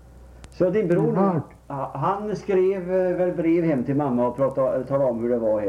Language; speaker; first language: Swedish; native; Swedish